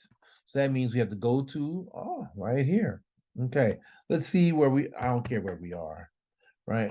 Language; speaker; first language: English; native; English